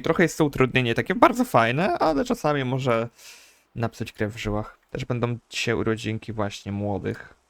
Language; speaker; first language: Polish; native; Polish